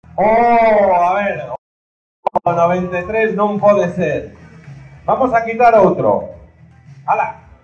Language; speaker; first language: Spanish; non-native, local second language; Galician